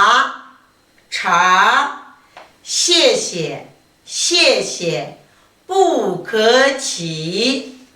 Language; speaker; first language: Chinese; non-native, fluent; Kazakh